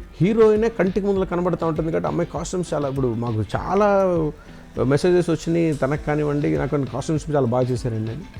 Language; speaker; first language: Telugu; native; Telugu